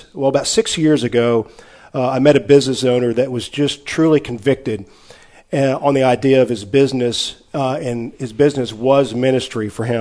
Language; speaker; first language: English; native; English